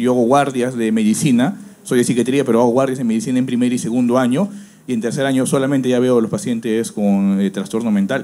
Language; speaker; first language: Spanish; native; Spanish